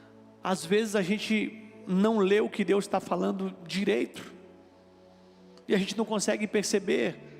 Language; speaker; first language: Portuguese; native; Portuguese